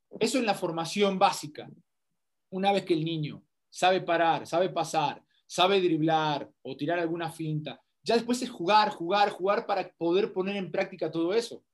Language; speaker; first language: Spanish; native; Spanish